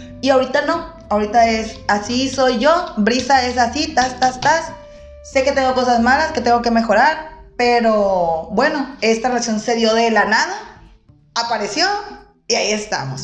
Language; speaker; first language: Spanish; native; Spanish